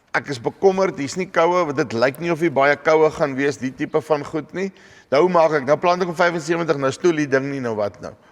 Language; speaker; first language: Afrikaans; native; Afrikaans